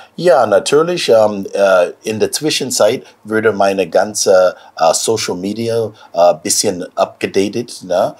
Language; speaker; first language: German; non-native, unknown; English